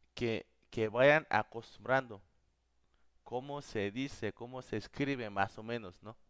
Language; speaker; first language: Spanish; non-native, fluent; Korean